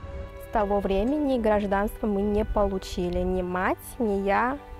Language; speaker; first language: Russian; native; Russian